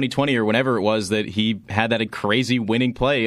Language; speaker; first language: English; native; English